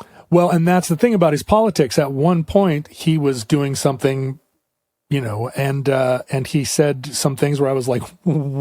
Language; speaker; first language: English; native; English